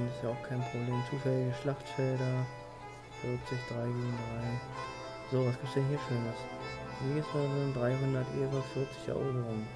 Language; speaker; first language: German; native; German